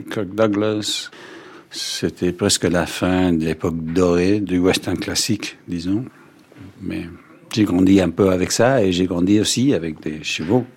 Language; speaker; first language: French; non-native, fluent; English